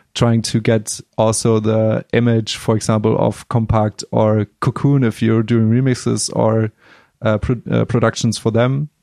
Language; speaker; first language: English; non-native, fluent; German